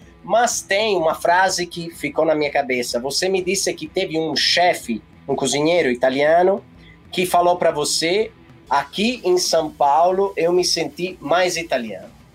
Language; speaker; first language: Portuguese; non-native, fluent; Italian